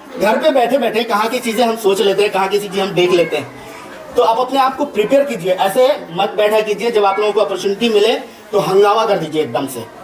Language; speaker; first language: Hindi; native; Hindi